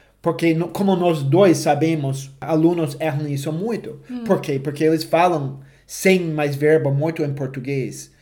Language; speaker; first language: Portuguese; non-native, fluent; English